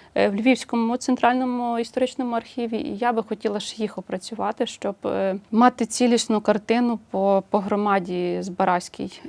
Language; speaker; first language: Ukrainian; native; Ukrainian